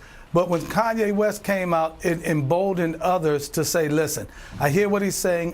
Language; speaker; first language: English; native; English